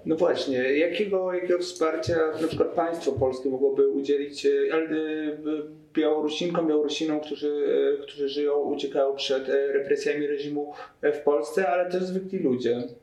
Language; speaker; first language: Polish; native; Polish